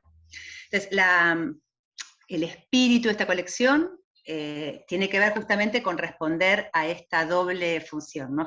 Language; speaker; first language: Spanish; native; Spanish